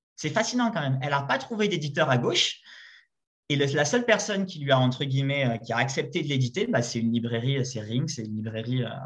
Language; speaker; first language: French; native; French